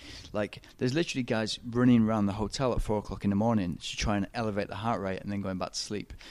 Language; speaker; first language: English; native; English